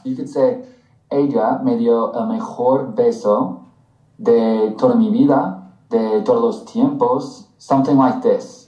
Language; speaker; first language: Spanish; non-native, fluent; English